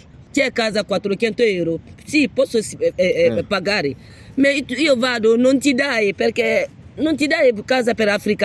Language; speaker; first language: Italian; non-native, learner; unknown